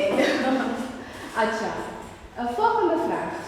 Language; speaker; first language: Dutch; non-native, fluent; Urdu